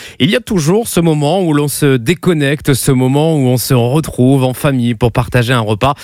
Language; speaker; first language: French; native; French